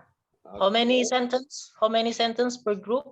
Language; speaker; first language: English; non-native, learner; Indonesian